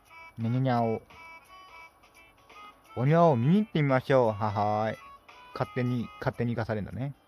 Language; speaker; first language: Japanese; native; Japanese